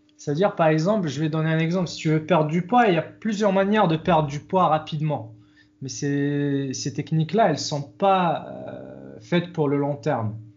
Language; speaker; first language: French; non-native, local second language; Arabic